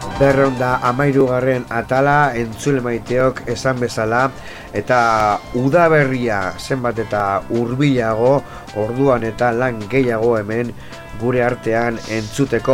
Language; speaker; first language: Basque; native; Basque